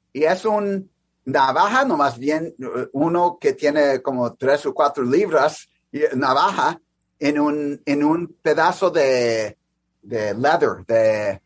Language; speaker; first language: Spanish; early bilingual, heritage; English